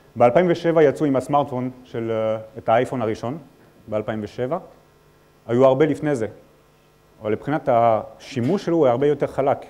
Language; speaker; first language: Hebrew; non-native, fluent; French